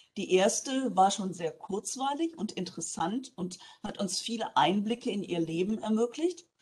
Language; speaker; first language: German; native; German